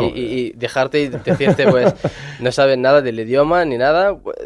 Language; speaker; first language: Spanish; non-native, fluent; Arabic